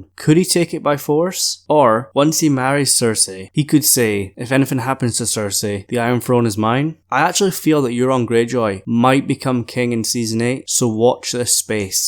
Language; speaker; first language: English; native; English